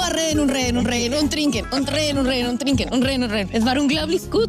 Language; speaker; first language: German; non-native, learner; Spanish